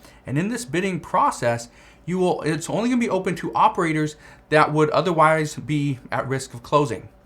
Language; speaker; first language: English; native; English